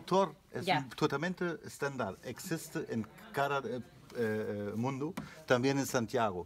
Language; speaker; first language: Spanish; non-native, learner; German